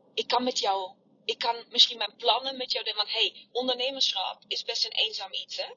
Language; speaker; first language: Dutch; non-native, fluent; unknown